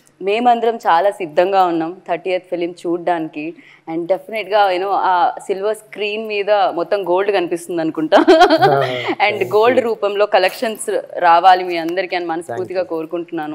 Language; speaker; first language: Telugu; native; Telugu